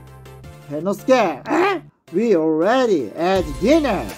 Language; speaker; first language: English; non-native, learner; Japanese